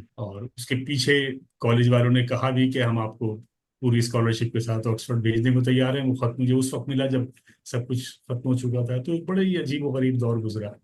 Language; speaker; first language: Urdu; native; Urdu